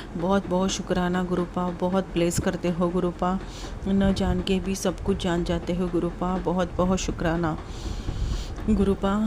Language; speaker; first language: Hindi; non-native, local second language; Marathi